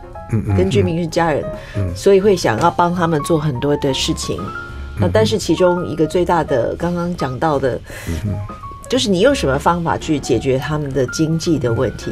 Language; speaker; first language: Chinese; native; Chinese